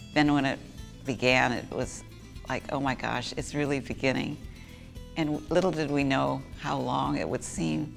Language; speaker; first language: English; native; English